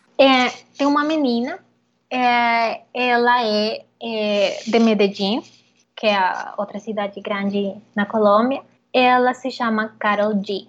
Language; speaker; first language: Portuguese; non-native, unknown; Spanish